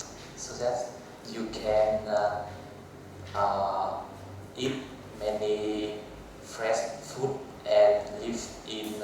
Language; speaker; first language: English; non-native, learner; Vietnamese